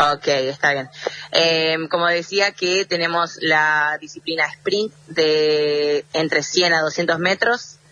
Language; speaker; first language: Spanish; early bilingual, other home language; English